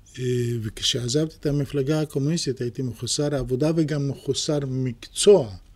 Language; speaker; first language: Hebrew; native; Hebrew